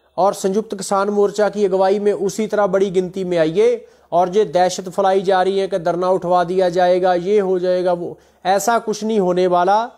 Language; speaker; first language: Hindi; non-native, local second language; Punjabi